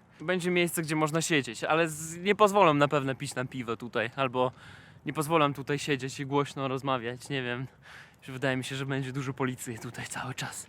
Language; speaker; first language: Polish; non-native, fluent; Russian